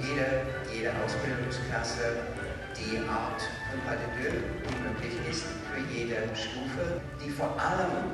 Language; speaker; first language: German; non-native, fluent; English